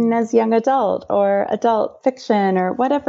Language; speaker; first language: English; native; English